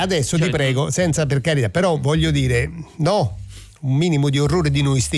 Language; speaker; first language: Italian; native; Italian